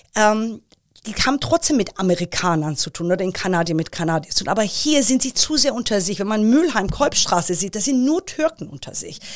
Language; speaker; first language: German; early bilingual, other home language; Persian